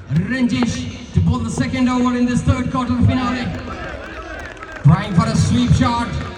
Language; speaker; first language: English; non-native, local second language; Malayalam